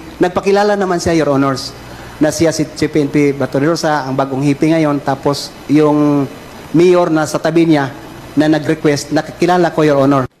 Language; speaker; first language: Filipino; non-native, local second language; Cebuano